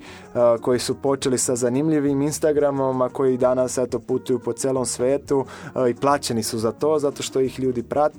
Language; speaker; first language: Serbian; non-native, fluent; Portuguese